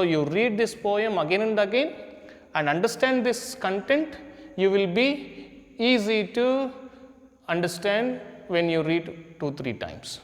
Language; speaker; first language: English; non-native, local second language; Hindi